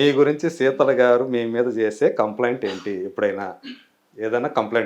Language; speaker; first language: Telugu; native; Telugu